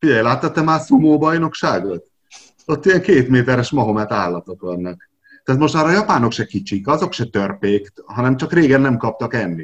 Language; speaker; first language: Hungarian; native; Hungarian